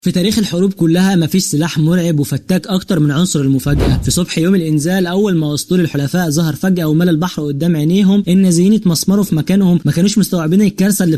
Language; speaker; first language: Arabic; native; Arabic